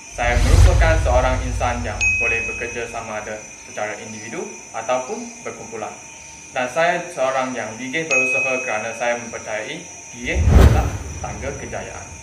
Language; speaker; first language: Malay; non-native, local second language; Chinese